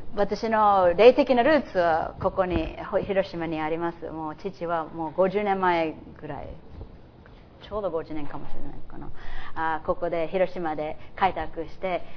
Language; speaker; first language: Japanese; non-native, fluent; English